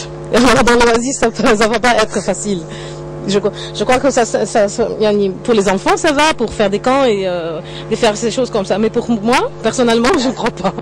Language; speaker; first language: French; non-native, local second language; Arabic